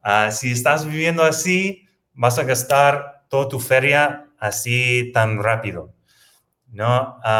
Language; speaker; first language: Spanish; non-native, fluent; English